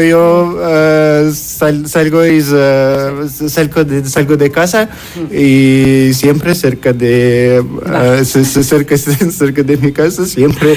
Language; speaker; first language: Spanish; non-native, learner; Russian